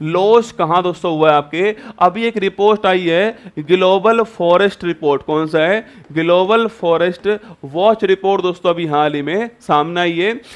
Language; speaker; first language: Hindi; native; Hindi